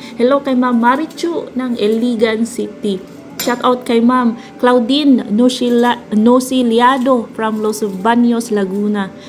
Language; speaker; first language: Filipino; non-native, local second language; Cebuano